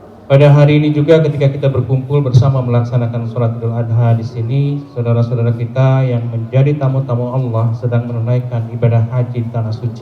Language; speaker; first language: Indonesian; native; Indonesian